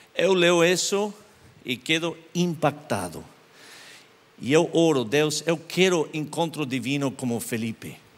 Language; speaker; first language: Portuguese; non-native, learner; English